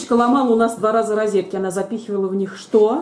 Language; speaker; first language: Russian; native; Russian